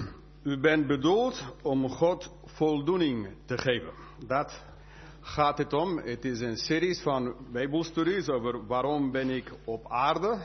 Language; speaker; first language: Dutch; non-native, fluent; English